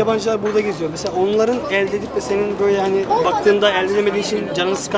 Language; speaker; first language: Turkish; native; Turkish